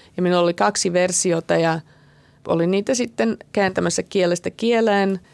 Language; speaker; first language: Finnish; non-native, fluent; Slovak